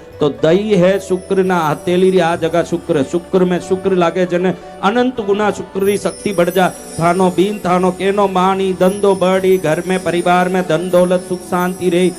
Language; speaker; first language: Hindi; non-native, local second language; Marwari